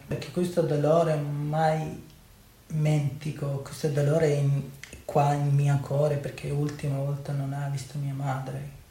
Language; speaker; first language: Italian; non-native, learner; Urdu